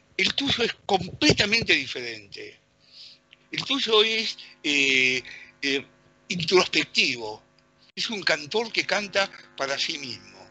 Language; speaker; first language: Spanish; native; Spanish